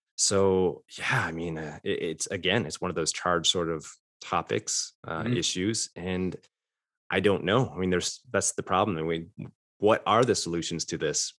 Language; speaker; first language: English; native; English